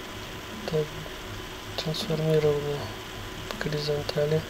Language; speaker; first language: Russian; native; Russian